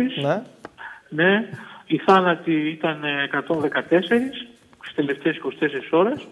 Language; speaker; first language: Greek; native; Greek